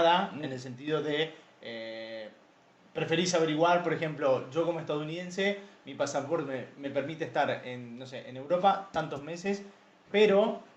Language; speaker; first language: Spanish; native; Spanish